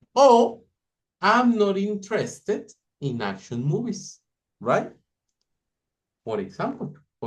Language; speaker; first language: English; non-native, fluent; Spanish